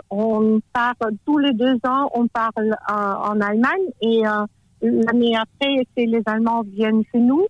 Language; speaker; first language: French; non-native, fluent; German